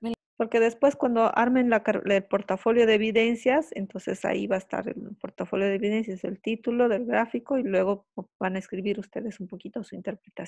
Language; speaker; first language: Spanish; native; Spanish